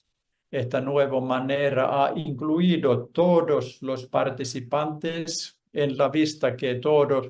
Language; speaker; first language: Spanish; non-native, fluent; Finnish